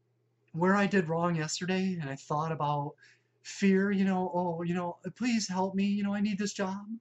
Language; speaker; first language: English; native; English